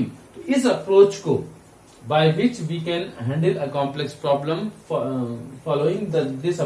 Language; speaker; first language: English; non-native, local second language; Hindi